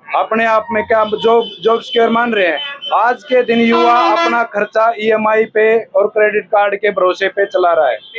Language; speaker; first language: Hindi; native; Hindi